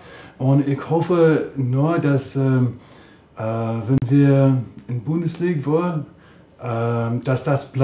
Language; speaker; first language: German; non-native, learner; English